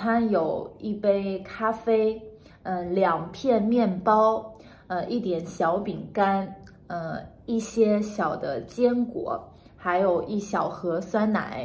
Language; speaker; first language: Chinese; native; Chinese